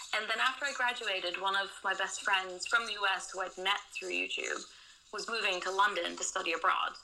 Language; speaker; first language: English; non-native, fluent; Dutch